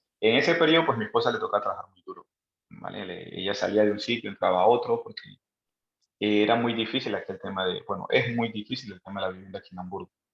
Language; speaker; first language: Spanish; native; Spanish